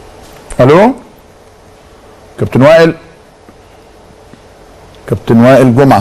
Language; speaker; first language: Arabic; native; Arabic